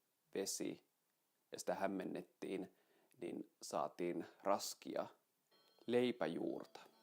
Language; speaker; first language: Finnish; native; Finnish